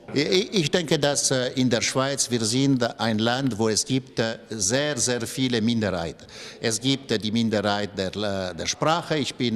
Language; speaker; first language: German; non-native, local second language; French